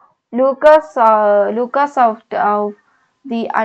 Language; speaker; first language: German; non-native, learner; Malayalam